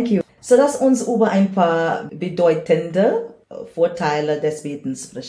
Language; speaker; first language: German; non-native, learner; English